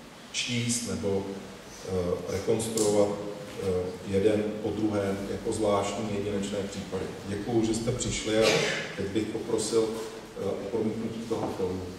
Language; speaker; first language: Czech; native; Czech